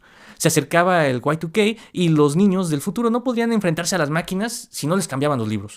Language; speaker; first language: Spanish; native; Spanish